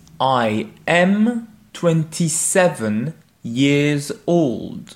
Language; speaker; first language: English; non-native, fluent; French